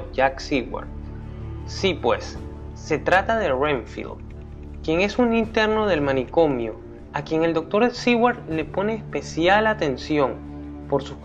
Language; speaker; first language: Spanish; native; Spanish